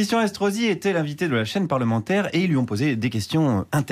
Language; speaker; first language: French; native; French